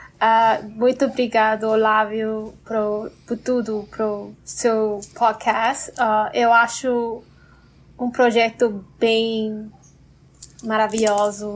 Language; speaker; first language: Portuguese; non-native, fluent; English